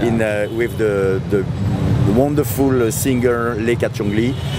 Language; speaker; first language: English; non-native, fluent; French